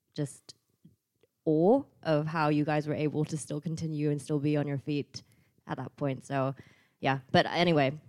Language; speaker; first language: English; non-native, fluent; Thai